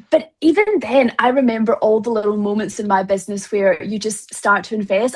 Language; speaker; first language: English; native; English